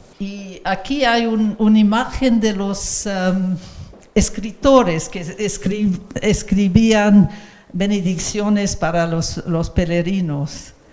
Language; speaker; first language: Spanish; non-native, fluent; English